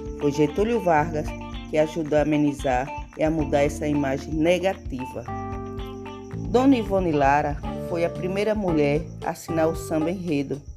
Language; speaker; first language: Portuguese; native; Portuguese